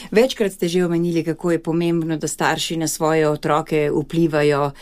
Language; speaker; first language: Slovenian; native; Slovenian